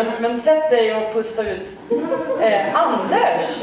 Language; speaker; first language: Swedish; native; Swedish